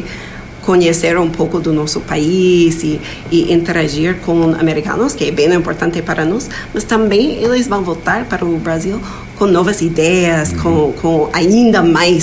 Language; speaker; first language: Portuguese; non-native, fluent; English